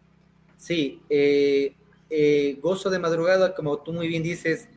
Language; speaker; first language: Spanish; native; Spanish